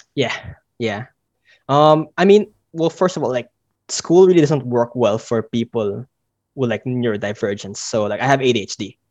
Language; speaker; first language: English; non-native, local second language; Filipino